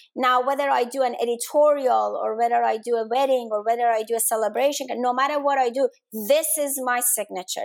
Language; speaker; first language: English; non-native, fluent; Danish